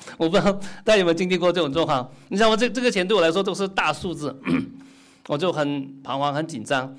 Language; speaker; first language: Chinese; non-native, local second language; Cantonese